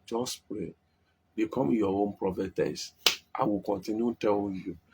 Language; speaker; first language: English; non-native, local second language; Yoruba